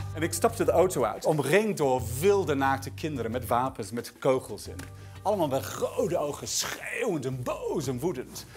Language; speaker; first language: Dutch; non-native, fluent; English